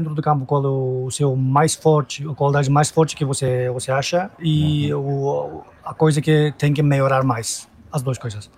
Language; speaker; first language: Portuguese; non-native, learner; Turkish